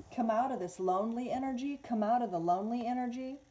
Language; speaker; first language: English; native; English